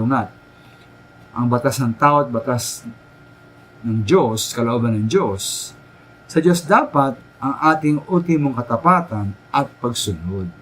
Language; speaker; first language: Filipino; native; Filipino